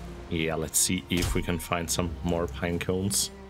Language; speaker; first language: English; non-native, fluent; German